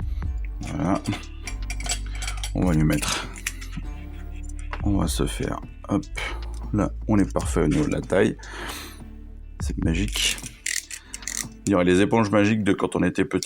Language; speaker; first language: French; native; French